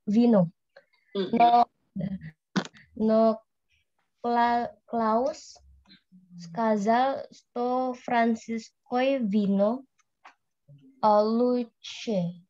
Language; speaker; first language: Russian; non-native, learner; Indonesian